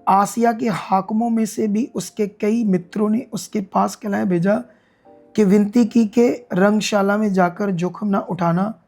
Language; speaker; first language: Hindi; non-native, local second language; Punjabi